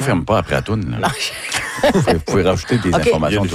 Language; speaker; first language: French; native; French